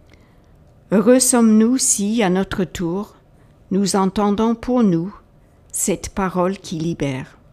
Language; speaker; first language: French; native; French